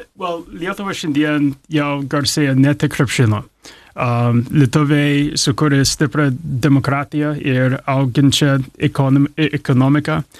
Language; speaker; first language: Lithuanian; early bilingual, heritage; English